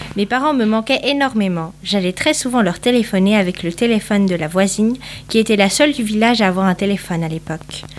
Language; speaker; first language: French; early bilingual, other home language; Portuguese